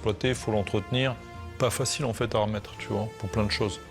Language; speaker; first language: French; native; French